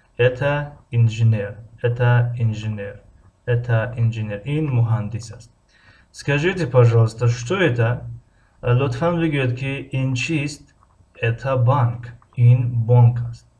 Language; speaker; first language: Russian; non-native, fluent; Tajik